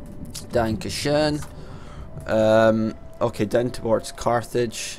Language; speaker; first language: English; native; English